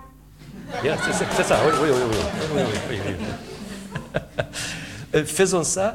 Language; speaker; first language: French; non-native, fluent; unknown